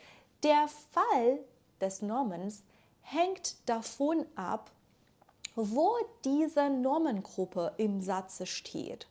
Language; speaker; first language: German; native; German